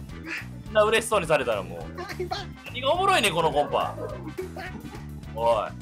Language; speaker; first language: Japanese; native; Japanese